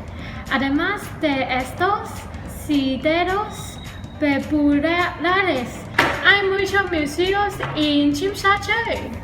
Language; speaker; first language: Spanish; non-native, learner; Cantonese